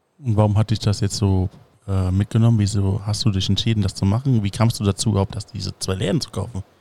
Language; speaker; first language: German; native; German